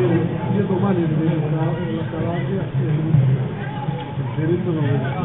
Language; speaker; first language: Italian; native; Italian